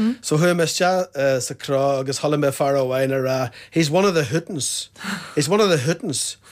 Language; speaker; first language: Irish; non-native, local second language; English